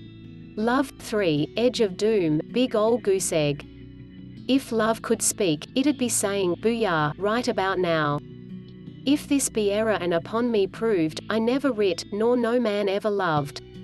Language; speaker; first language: English; native; English